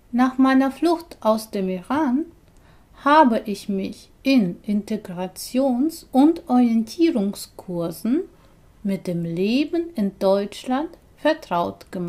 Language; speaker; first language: German; non-native, fluent; Persian